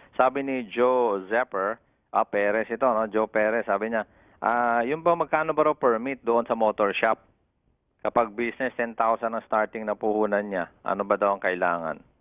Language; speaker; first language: Filipino; native; Filipino